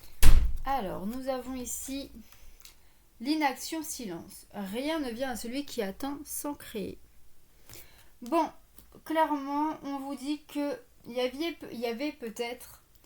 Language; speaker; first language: French; native; French